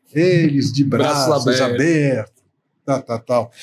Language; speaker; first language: Portuguese; non-native, fluent; French